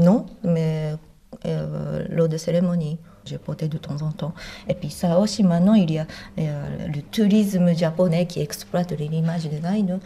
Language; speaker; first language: French; non-native, fluent; Japanese